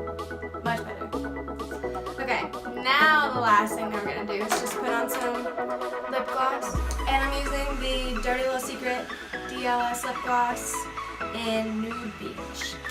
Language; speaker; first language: English; native; English